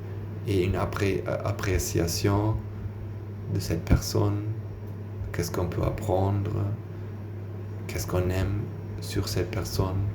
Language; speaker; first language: French; non-native, learner; German